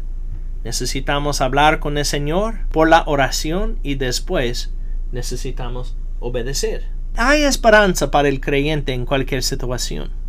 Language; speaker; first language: Spanish; non-native, fluent; English